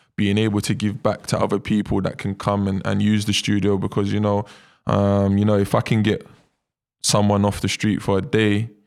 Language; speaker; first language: English; native; English